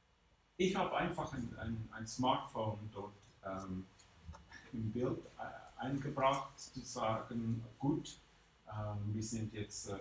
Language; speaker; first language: German; non-native, fluent; English